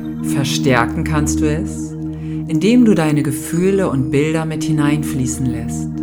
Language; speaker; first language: German; native; German